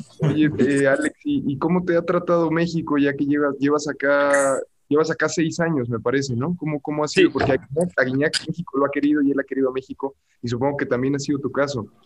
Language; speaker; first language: Spanish; native; Spanish